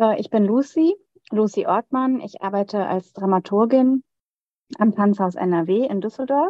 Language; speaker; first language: German; native; German